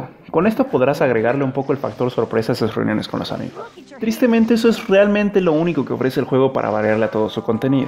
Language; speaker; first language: Spanish; native; Spanish